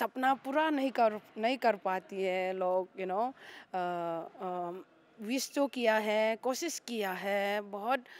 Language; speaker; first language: Hindi; non-native, local second language; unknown